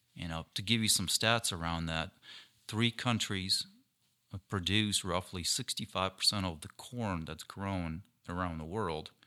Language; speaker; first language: English; non-native, fluent; Ukrainian